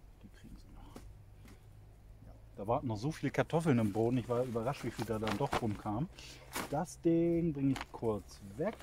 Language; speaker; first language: German; native; German